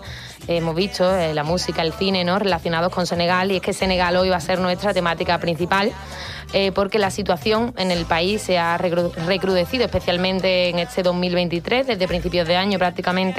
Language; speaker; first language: Spanish; native; Spanish